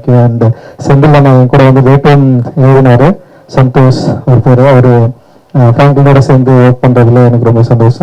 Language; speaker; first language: Tamil; native; Tamil